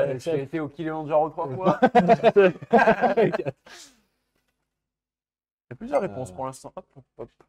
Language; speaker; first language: French; native; French